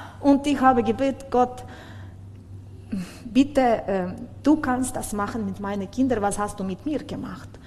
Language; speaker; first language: German; non-native, learner; Ukrainian